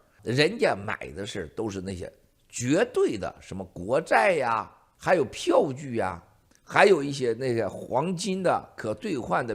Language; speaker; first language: Chinese; native; Chinese